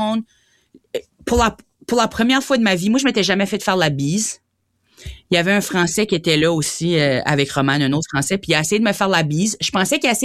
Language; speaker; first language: French; native; French